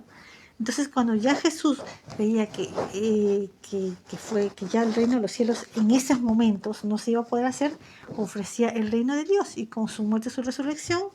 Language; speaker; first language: Spanish; native; Spanish